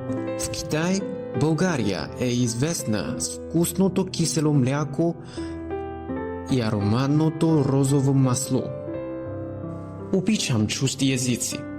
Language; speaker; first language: Bulgarian; non-native, learner; Chinese